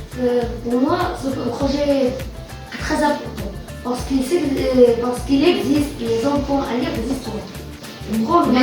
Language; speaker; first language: French; non-native, learner; Arabic